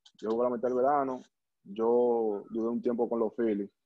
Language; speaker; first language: Spanish; native; Spanish